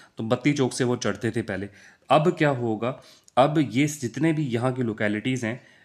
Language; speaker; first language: Urdu; non-native, local second language; Punjabi